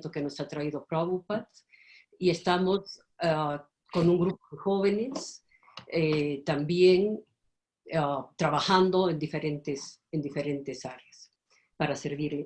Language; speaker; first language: Spanish; native; Spanish